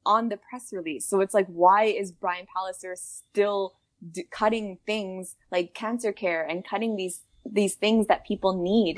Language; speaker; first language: English; native; English